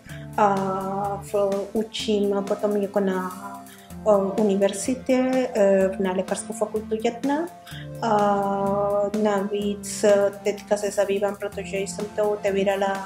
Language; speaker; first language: Czech; non-native, learner; Spanish